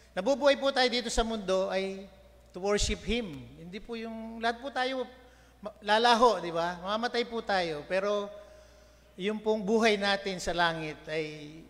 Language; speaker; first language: Filipino; non-native, local second language; Pampanga